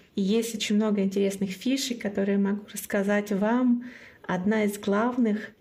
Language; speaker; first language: Russian; non-native, local second language; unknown